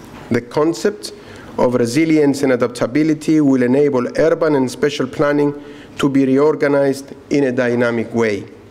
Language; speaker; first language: English; non-native, fluent; Greek